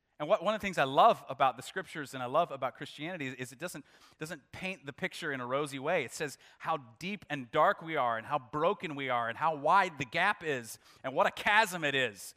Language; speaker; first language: English; native; English